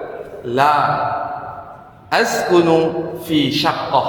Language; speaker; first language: Arabic; non-native, fluent; Indonesian